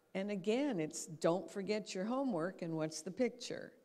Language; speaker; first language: English; native; English